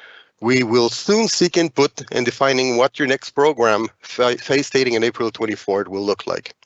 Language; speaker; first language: English; non-native, fluent; French